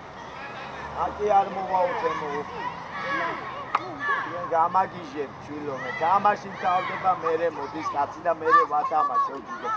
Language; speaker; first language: Georgian; native; Georgian